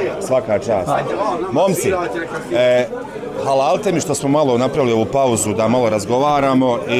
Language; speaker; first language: Croatian; native; Croatian